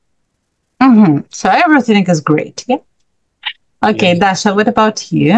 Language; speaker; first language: English; non-native, fluent; Russian